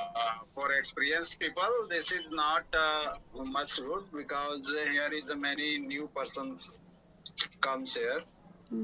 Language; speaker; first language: English; non-native, learner; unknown